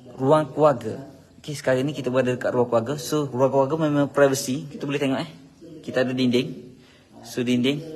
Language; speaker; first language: Malay; native; Malay